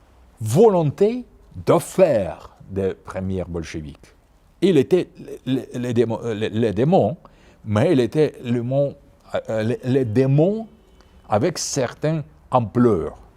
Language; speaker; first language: French; non-native, fluent; Russian